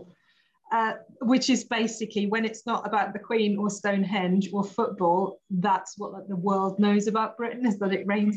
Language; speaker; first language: English; non-native, fluent; German